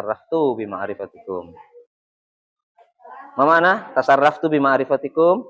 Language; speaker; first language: Arabic; non-native, fluent; Indonesian